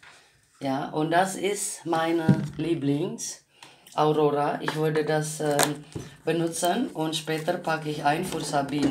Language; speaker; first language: German; non-native, learner; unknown